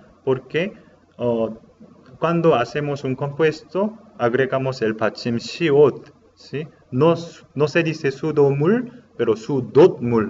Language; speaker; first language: Spanish; non-native, learner; Korean